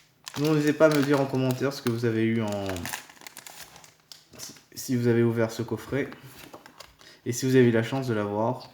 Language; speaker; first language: French; native; French